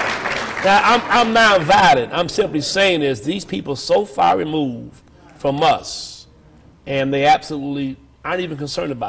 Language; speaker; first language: English; native; English